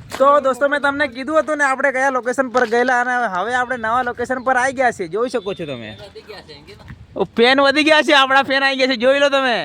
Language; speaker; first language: Gujarati; non-native, local second language; Bhili